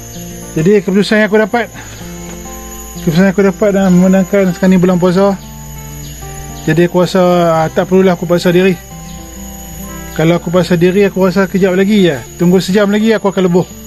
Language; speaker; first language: Malay; native; Malay